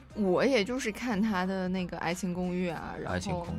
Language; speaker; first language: Chinese; native; Chinese